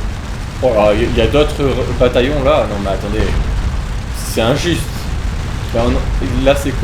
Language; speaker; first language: French; native; French